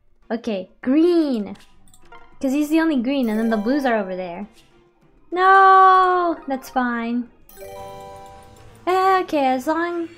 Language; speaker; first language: English; early bilingual, other home language; Spanish